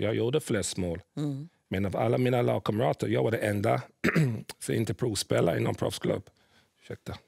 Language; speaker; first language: Swedish; early bilingual, other home language; English